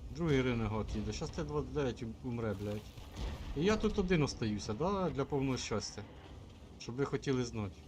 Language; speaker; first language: Ukrainian; native; Ukrainian